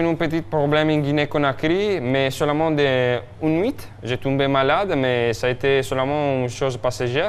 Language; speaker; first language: French; non-native, fluent; Italian